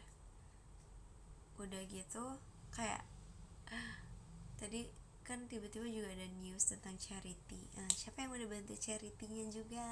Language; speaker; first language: Indonesian; native; Indonesian